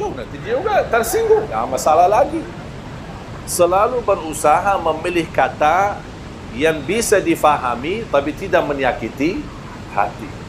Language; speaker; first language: Malay; non-native, fluent; Arabic